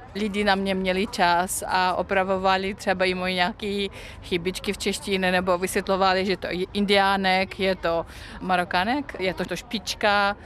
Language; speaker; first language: Czech; non-native, fluent; Russian